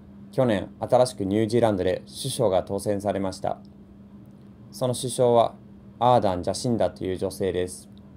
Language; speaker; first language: Japanese; non-native, fluent; English